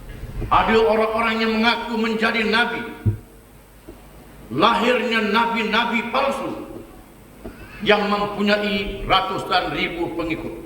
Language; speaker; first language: Malay; native; Malay